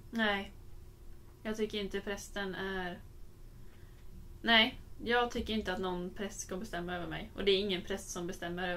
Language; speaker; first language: Swedish; native; Swedish